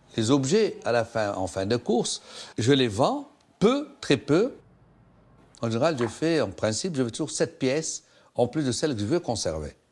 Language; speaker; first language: French; non-native, local second language; Arabic